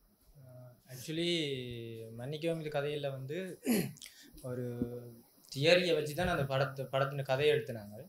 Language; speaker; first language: Tamil; native; Tamil